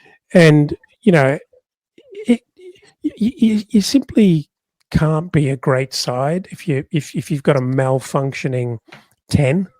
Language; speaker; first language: English; native; English